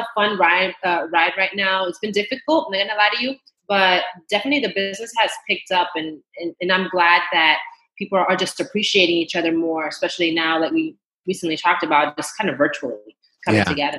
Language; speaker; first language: English; early bilingual, other home language; Spanish